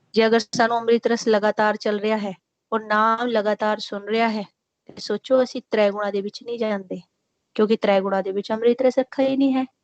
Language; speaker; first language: Hindi; non-native, local second language; Punjabi